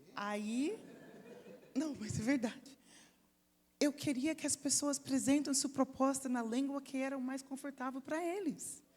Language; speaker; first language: Portuguese; non-native, fluent; English